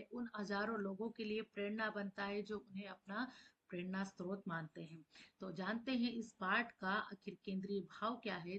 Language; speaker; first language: Hindi; native; Hindi